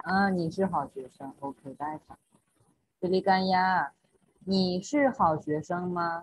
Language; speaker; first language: Chinese; non-native, learner; Thai